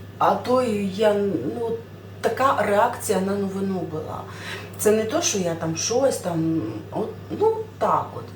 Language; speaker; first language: Ukrainian; non-native, local second language; Russian